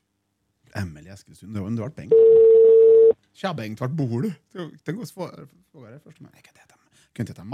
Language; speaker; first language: Swedish; native; Swedish